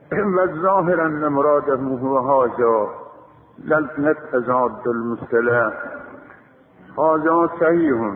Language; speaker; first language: Arabic; non-native, fluent; Azerbaijani